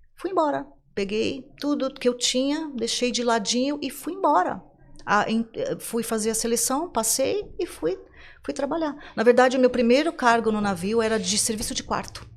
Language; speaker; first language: Portuguese; native; Portuguese